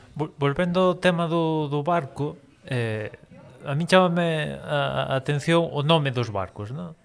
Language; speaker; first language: Galician; non-native, local second language; Spanish